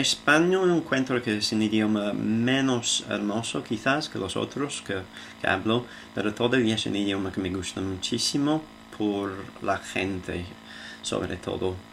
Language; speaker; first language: Spanish; non-native, fluent; English